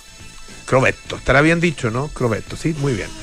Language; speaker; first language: Spanish; native; Spanish